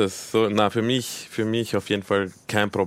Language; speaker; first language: German; early bilingual, other home language; Croatian